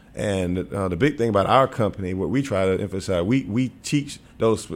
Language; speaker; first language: English; native; English